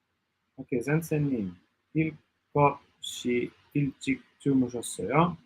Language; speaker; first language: Korean; non-native, learner; Italian